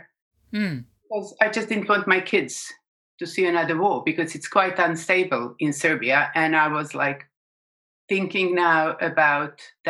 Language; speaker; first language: English; non-native, fluent; Serbian